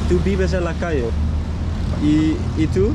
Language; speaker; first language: Spanish; non-native, learner; Dutch